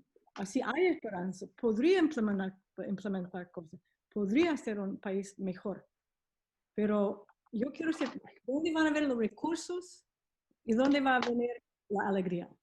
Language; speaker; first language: Spanish; non-native, fluent; English